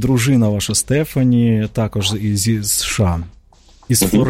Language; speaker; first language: Ukrainian; native; Ukrainian